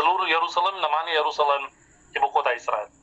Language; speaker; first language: Indonesian; non-native, fluent; Arabic